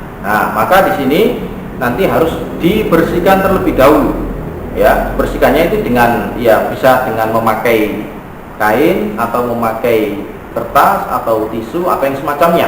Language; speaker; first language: Indonesian; non-native, local second language; Javanese